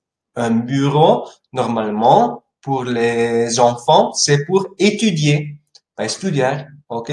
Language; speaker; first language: French; non-native, fluent; Spanish